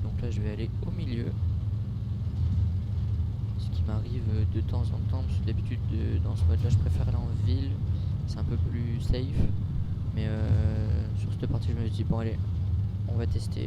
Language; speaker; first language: French; native; French